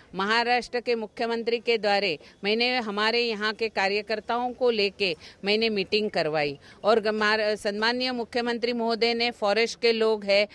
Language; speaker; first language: Hindi; non-native, local second language; Marathi